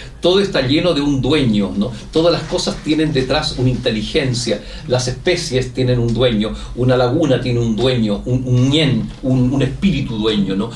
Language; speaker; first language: Spanish; native; Spanish